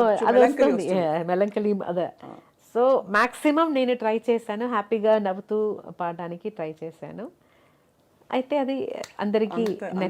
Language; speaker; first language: Telugu; non-native, local second language; Malayalam